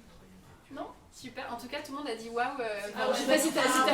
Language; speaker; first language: French; native; French